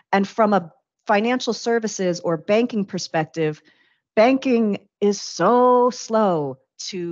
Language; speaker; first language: English; native; English